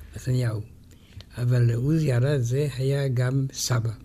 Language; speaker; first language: Hebrew; non-native, fluent; French